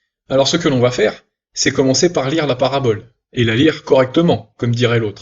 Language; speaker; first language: French; native; French